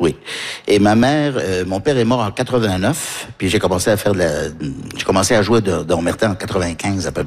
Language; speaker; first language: French; early bilingual, heritage; French